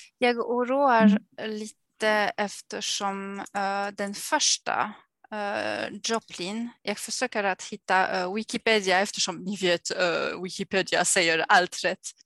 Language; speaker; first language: Swedish; non-native, fluent; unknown